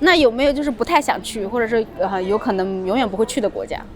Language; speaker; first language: Chinese; native; Chinese